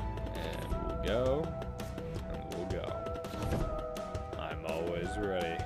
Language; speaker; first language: English; native; English